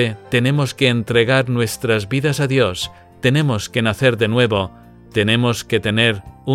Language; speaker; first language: Spanish; native; Spanish